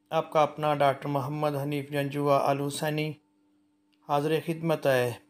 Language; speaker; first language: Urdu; non-native, local second language; Punjabi